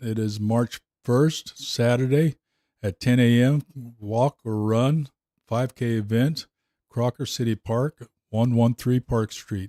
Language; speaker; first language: English; native; English